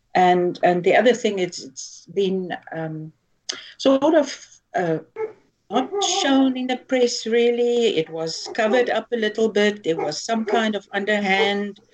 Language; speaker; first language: English; non-native, local second language; Afrikaans